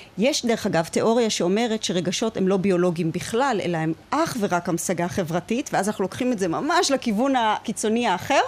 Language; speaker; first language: Hebrew; native; Hebrew